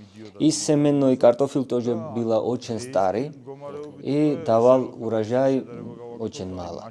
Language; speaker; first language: Russian; non-native, fluent; Georgian